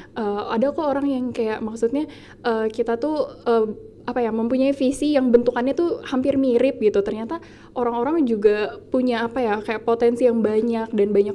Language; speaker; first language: Indonesian; native; Indonesian